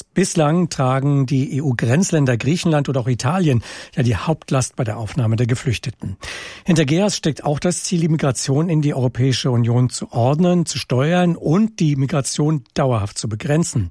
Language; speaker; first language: German; native; German